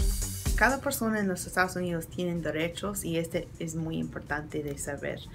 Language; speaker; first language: Spanish; non-native, learner; English